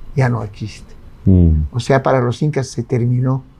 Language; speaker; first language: Spanish; native; Spanish